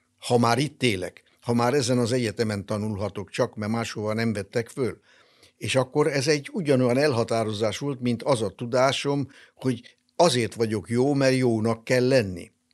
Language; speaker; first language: Hungarian; non-native, local second language; German